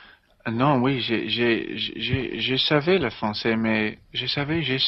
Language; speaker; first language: French; non-native, learner; English